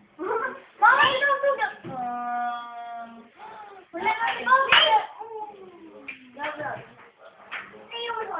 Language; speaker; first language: Swedish; early bilingual, other home language; Filipino